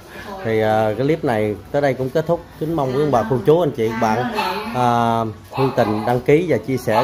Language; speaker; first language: Vietnamese; native; Vietnamese